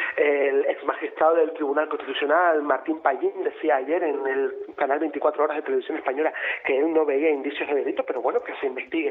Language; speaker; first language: Spanish; native; Spanish